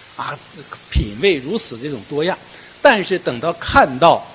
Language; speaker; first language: Chinese; native; Chinese